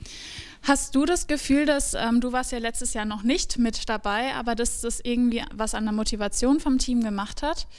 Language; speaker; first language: German; native; German